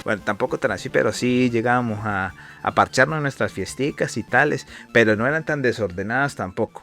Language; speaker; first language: Spanish; native; Spanish